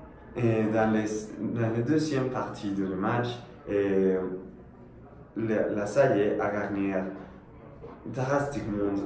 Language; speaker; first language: French; non-native, learner; Spanish